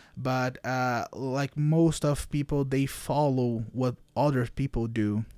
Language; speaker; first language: English; non-native, fluent; Portuguese